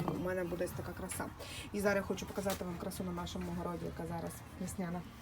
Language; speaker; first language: Ukrainian; non-native, local second language; Russian